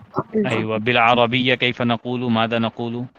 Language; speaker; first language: Arabic; non-native, fluent; Urdu